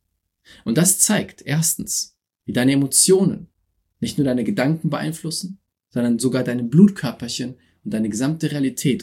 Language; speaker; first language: German; native; German